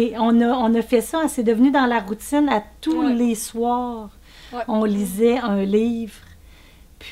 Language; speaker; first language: French; native; French